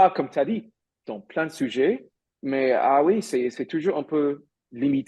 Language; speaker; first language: French; non-native, fluent; English